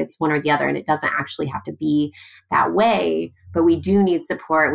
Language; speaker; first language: English; native; English